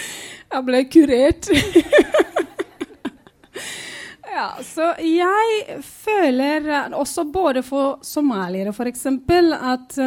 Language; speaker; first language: Norwegian; non-native, fluent; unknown